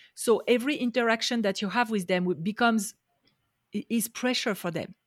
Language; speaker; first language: English; non-native, fluent; French